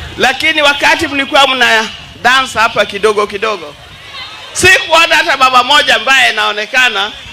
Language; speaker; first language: Swahili; non-native, local second language; Luo (Kenya and Tanzania)